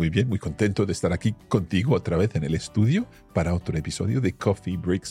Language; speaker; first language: Spanish; non-native, fluent; English